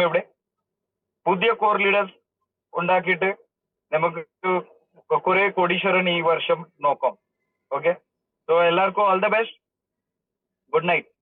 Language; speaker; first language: Malayalam; early bilingual, heritage; Malayalam